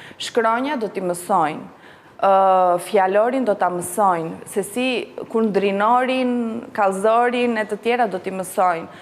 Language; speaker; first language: Albanian; native; Albanian